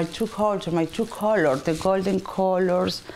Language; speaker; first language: English; non-native, learner; Spanish